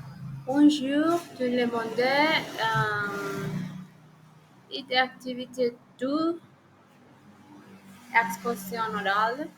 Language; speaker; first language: French; non-native, learner; Spanish